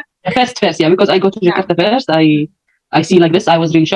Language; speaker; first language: English; non-native, fluent; Arabic